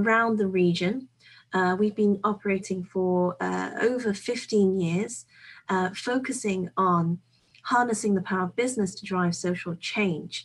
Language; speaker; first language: English; native; English